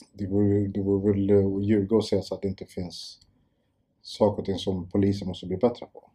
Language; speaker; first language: Swedish; early bilingual, other home language; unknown